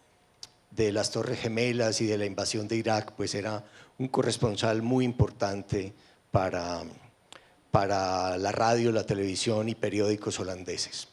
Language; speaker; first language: Spanish; native; Spanish